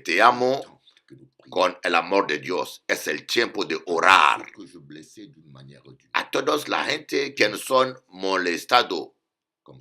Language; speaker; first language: Spanish; non-native, learner; French